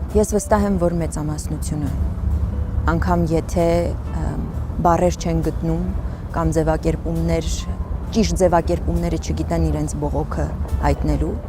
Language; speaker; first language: Armenian; native; Armenian